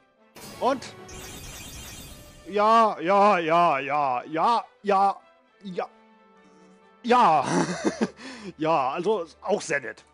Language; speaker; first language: German; native; German